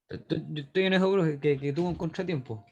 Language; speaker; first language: Spanish; native; Spanish